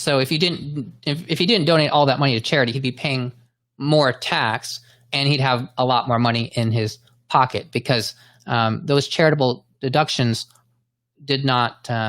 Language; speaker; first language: English; native; English